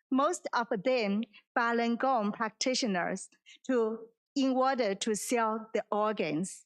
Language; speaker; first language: English; non-native, fluent; Chinese